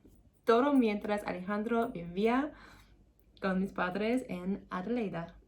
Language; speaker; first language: Spanish; non-native, learner; English